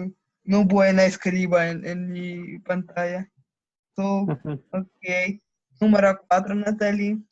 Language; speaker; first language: Spanish; non-native, learner; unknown